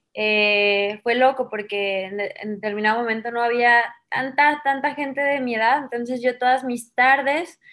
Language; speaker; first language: Spanish; native; Spanish